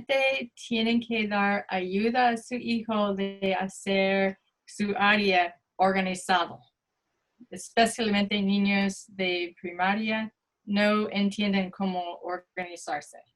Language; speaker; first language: Spanish; non-native, fluent; English